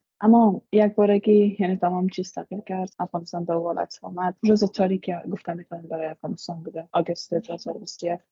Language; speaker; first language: Persian; native; Persian